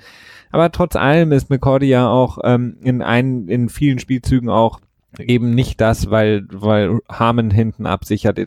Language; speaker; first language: German; native; German